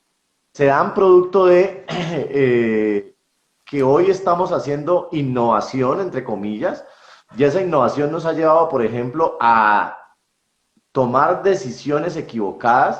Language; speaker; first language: Spanish; native; Spanish